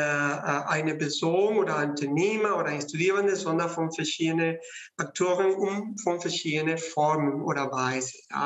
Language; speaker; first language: German; non-native, fluent; Spanish